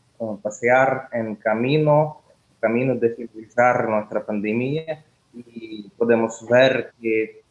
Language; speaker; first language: Spanish; non-native, learner; Russian